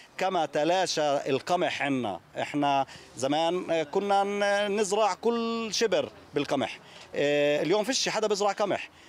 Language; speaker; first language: Arabic; native; Arabic